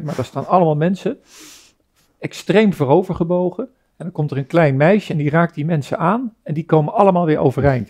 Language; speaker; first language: Dutch; native; Dutch